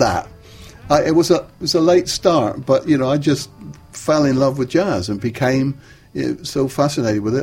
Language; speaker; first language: English; native; English